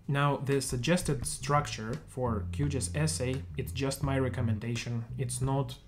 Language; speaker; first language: English; non-native, fluent; Russian